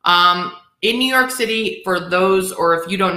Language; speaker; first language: English; native; English